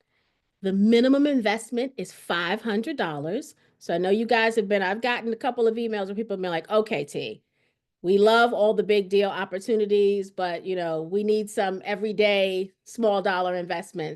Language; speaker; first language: English; native; English